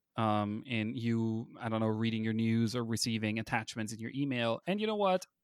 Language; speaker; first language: English; non-native, fluent; German